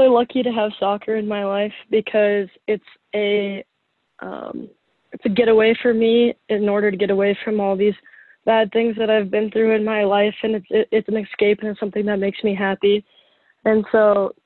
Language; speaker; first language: English; native; English